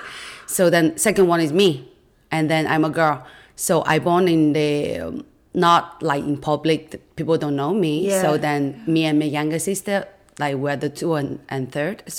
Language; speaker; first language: English; non-native, fluent; Chinese